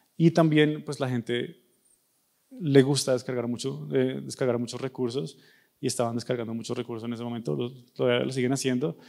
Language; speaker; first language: Spanish; native; Spanish